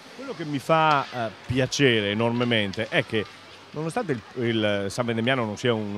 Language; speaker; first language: Italian; native; Italian